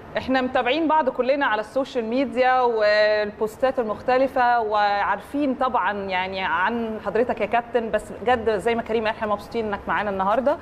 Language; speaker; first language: Arabic; native; Arabic